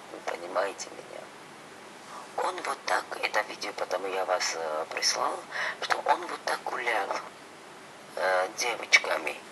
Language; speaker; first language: Russian; non-native, fluent; Georgian